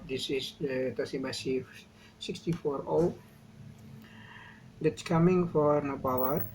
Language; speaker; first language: English; non-native, learner; Indonesian